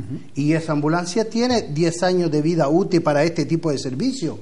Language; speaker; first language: Spanish; native; Spanish